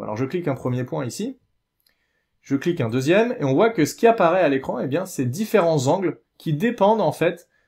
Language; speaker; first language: French; native; French